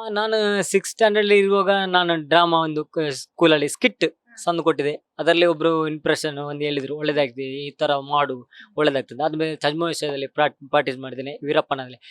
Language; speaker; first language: Kannada; non-native, local second language; Tulu